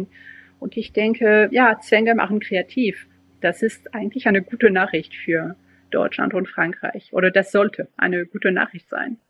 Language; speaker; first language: German; non-native, fluent; French